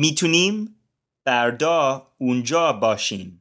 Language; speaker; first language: Persian; non-native, learner; English